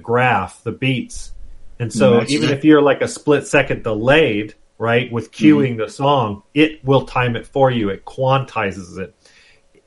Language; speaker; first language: English; native; English